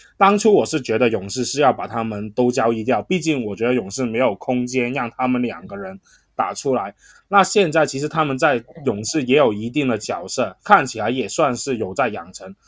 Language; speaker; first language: Chinese; non-native, local second language; Cantonese